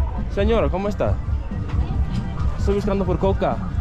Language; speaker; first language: Spanish; non-native, learner; English